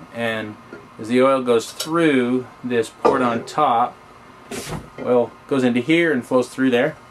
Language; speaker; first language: English; native; English